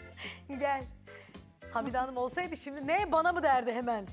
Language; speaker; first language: Turkish; native; Turkish